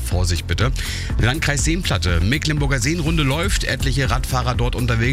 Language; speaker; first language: German; native; German